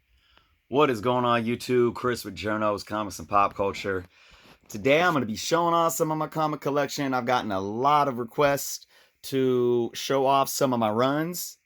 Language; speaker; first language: English; native; English